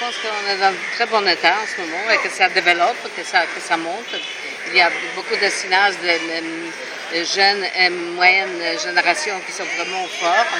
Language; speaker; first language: French; non-native, fluent; Polish